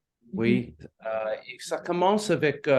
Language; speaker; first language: French; non-native, learner; English